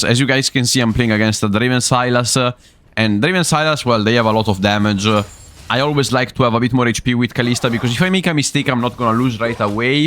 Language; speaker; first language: English; non-native, fluent; Italian